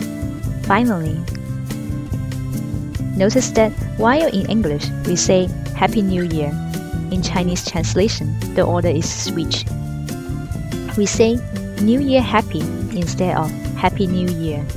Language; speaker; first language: English; non-native, fluent; Chinese